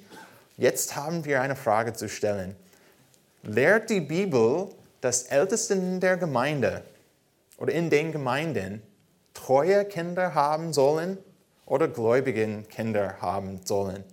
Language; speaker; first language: German; non-native, fluent; English